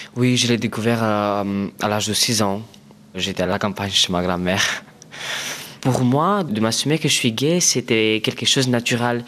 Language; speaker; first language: French; non-native, fluent; Romanian